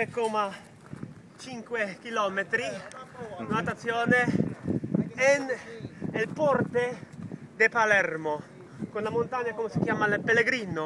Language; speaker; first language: Italian; non-native, learner; Czech